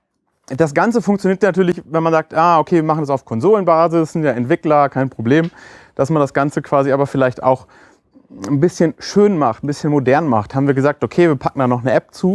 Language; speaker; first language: German; native; German